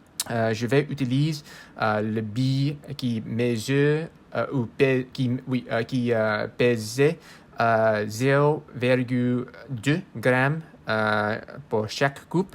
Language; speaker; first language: French; non-native, learner; English